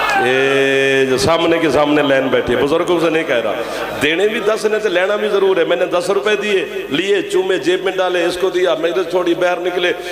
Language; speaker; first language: Urdu; non-native, local second language; Punjabi